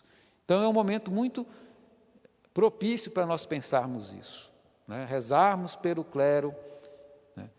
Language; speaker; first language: Portuguese; native; Portuguese